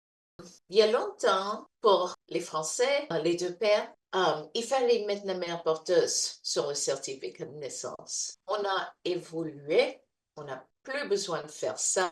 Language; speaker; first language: French; non-native, learner; English